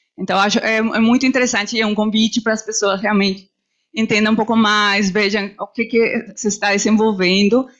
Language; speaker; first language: Portuguese; non-native, fluent; Spanish